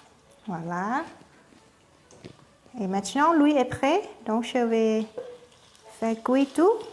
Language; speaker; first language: French; non-native, learner; Thai